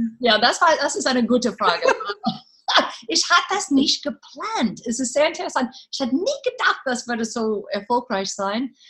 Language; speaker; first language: German; non-native, learner; English